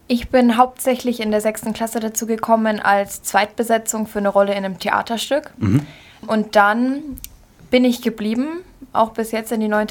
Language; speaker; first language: German; native; German